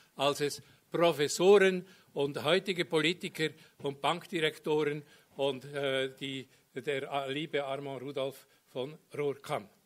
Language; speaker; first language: German; native; German